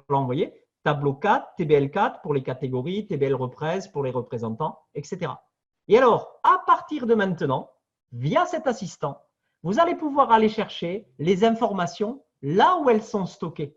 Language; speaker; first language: French; native; French